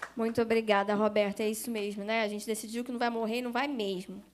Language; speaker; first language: Portuguese; native; Portuguese